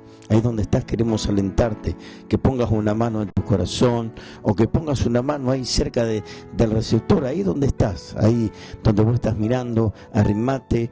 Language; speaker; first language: Spanish; native; Spanish